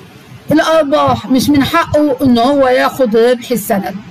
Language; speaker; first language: Arabic; native; Arabic